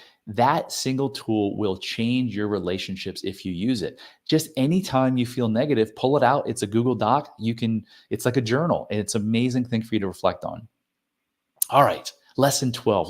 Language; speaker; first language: English; native; English